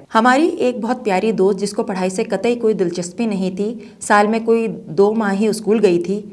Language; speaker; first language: Urdu; native; Urdu